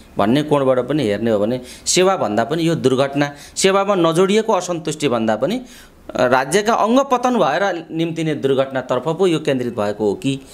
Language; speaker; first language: Nepali; native; Nepali